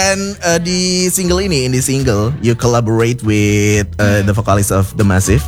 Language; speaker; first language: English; non-native, fluent; Indonesian